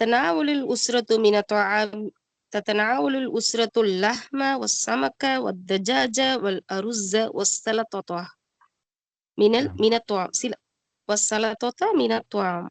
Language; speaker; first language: Arabic; non-native, learner; Tamil